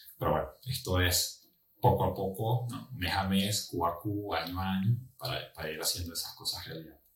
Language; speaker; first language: Spanish; native; Spanish